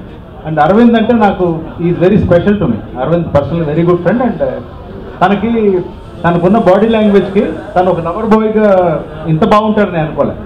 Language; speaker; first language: Telugu; native; Telugu